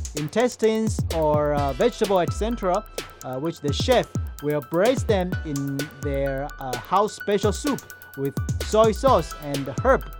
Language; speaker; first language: English; non-native, fluent; Chinese